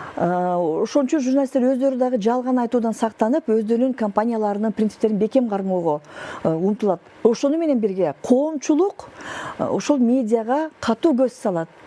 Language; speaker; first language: Kyrgyz; native; Kyrgyz